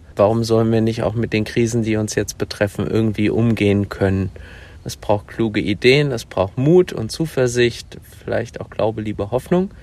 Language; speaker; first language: German; native; German